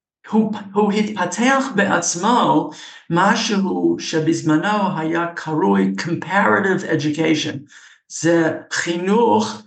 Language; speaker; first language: Hebrew; non-native, fluent; English